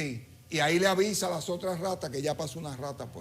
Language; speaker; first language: Spanish; native; Spanish